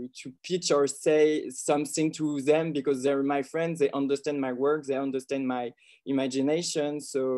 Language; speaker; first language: English; non-native, learner; French